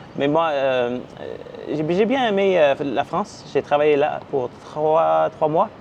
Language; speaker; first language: French; non-native, local second language; English